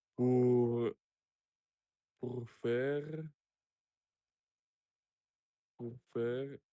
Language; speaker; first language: French; non-native, learner; Russian